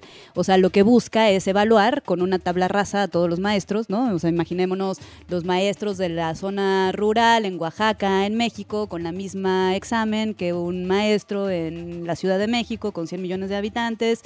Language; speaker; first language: Spanish; native; Spanish